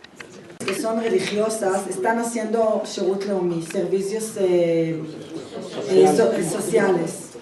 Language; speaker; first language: Spanish; non-native, fluent; Hebrew